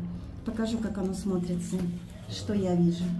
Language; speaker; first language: Russian; native; Russian